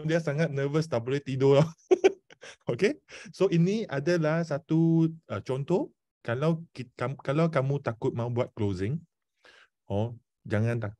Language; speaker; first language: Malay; non-native, local second language; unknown